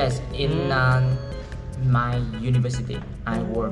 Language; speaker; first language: English; non-native, learner; Vietnamese